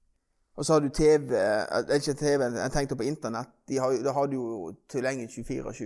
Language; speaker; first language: Norwegian; native; Norwegian